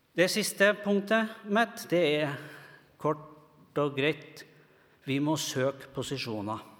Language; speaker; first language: Norwegian; native; Norwegian